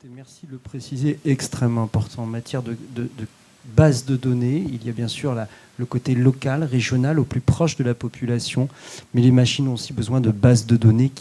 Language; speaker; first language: French; native; French